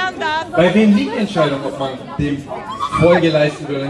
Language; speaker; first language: German; native; German